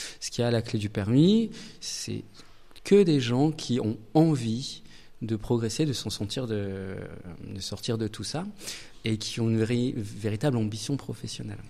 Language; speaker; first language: French; native; French